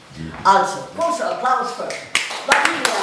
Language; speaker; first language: German; non-native, fluent; English